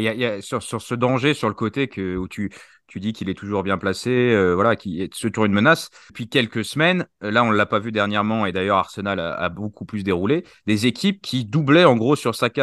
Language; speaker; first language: French; native; French